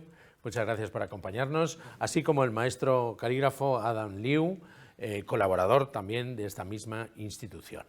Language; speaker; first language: Spanish; native; Spanish